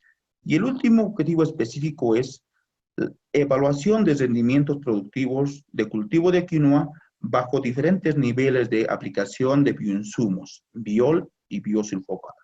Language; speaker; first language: Spanish; native; Spanish